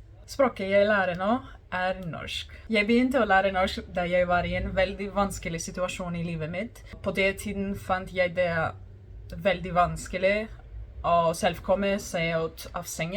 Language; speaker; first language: Norwegian; non-native, learner; Greek